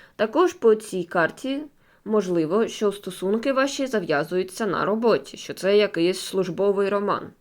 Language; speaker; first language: Ukrainian; non-native, local second language; Russian